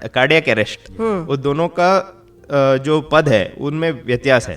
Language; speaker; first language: Hindi; non-native, local second language; Kannada